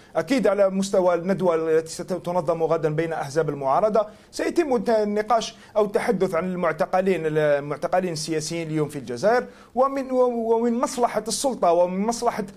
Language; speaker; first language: Arabic; native; Arabic